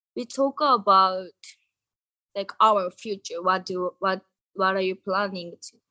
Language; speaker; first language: English; non-native, learner; Japanese